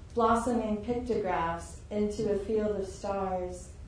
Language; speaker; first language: English; native; English